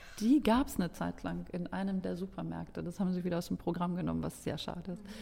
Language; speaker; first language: German; early bilingual, other home language; Lithuanian